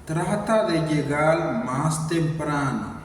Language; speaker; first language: Spanish; non-native, learner; Haitian Creole